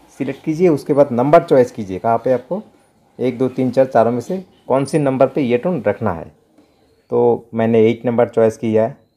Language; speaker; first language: Hindi; non-native, local second language; Bangla